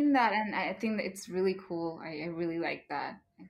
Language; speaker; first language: English; non-native, local second language; Bangla